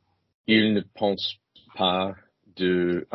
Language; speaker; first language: French; non-native, learner; English